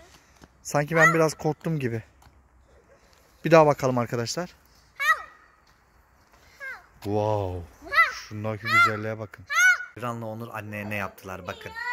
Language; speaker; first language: Turkish; native; Turkish